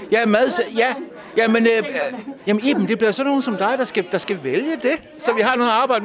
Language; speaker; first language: Danish; native; Danish